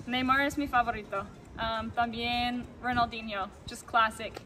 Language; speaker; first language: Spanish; non-native, learner; English